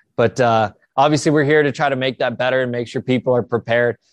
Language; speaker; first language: English; native; English